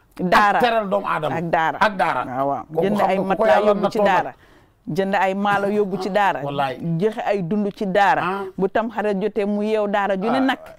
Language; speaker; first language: Wolof; native; Wolof